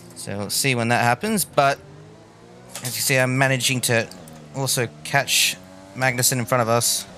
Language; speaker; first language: English; native; English